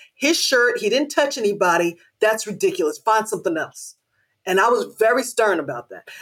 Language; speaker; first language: English; native; English